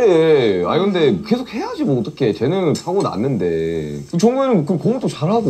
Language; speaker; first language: Korean; native; Korean